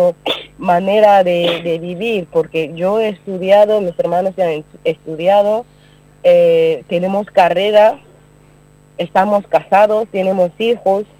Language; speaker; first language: Spanish; non-native, learner; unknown